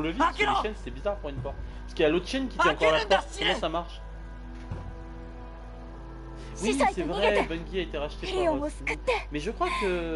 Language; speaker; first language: French; native; French